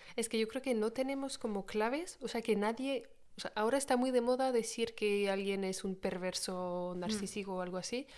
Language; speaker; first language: Spanish; non-native, fluent; French